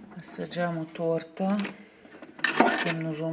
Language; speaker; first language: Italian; non-native, learner; Ukrainian